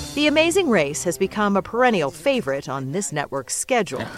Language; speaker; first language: English; native; English